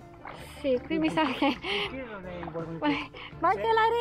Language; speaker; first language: Italian; native; Italian